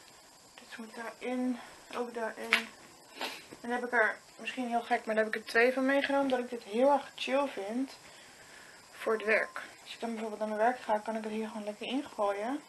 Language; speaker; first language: Dutch; native; Dutch